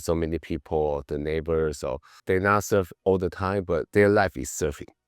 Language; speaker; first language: English; non-native, learner; Chinese